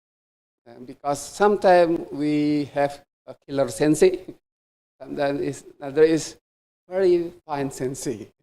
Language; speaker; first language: English; non-native, fluent; Indonesian